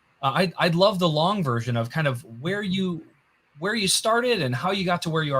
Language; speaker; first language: English; native; English